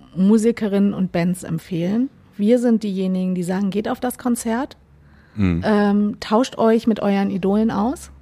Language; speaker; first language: German; native; German